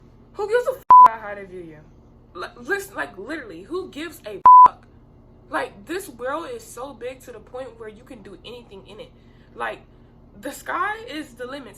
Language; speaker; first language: English; native; English